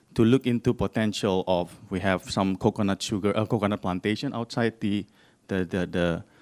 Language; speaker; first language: English; non-native, fluent; Indonesian